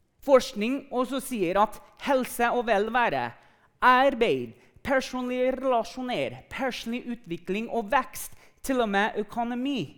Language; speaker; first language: Norwegian; non-native, fluent; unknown